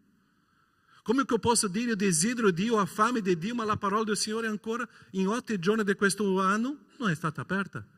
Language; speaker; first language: Italian; non-native, fluent; Portuguese